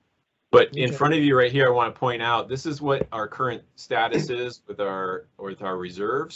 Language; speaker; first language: English; native; English